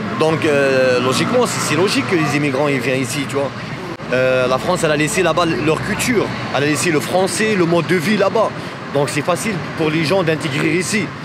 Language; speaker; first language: French; native; French